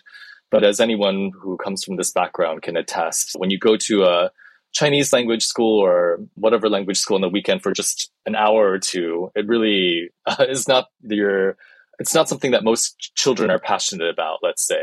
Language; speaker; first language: English; early bilingual, other home language; Chinese